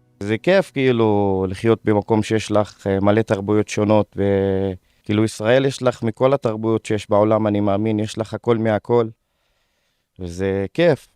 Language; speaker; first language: Hebrew; non-native, local second language; Arabic